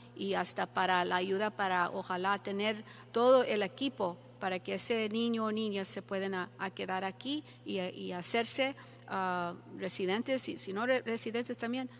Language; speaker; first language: Spanish; early bilingual, heritage; Spanish